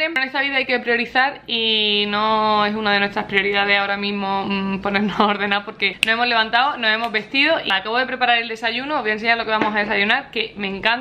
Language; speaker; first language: Spanish; native; Spanish